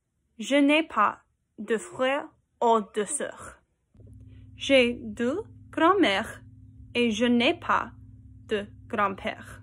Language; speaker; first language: French; non-native, learner; English